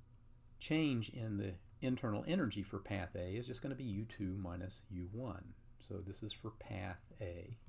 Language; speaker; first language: English; native; English